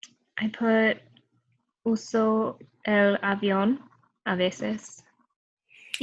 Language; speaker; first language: Spanish; non-native, learner; English